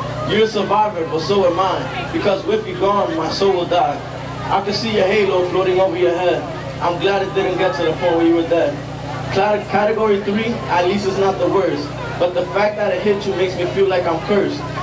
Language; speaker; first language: English; early bilingual, other home language; Spanish